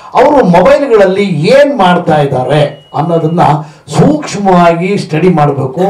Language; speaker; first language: Kannada; native; Kannada